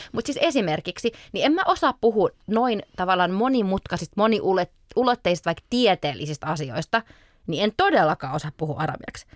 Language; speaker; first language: Finnish; early bilingual, other home language; Arabic